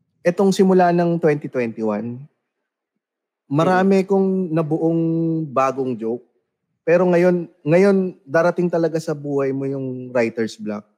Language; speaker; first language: Filipino; native; Filipino